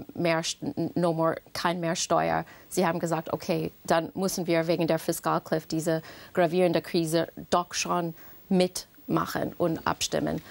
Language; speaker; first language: German; non-native, fluent; English